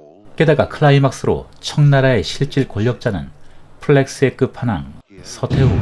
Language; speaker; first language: Korean; native; Korean